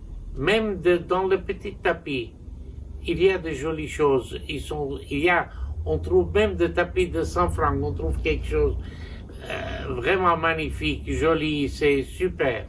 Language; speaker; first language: French; non-native, local second language; Armenian